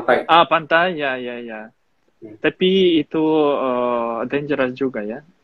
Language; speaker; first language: Indonesian; non-native, fluent; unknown